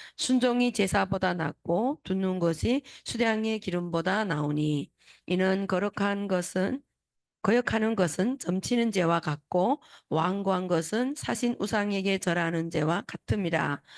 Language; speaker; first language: Korean; native; Korean